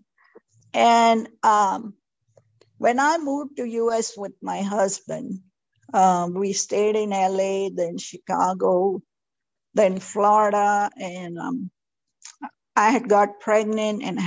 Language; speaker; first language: English; non-native, local second language; Marathi